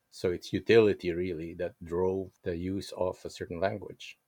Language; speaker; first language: English; non-native, local second language; Filipino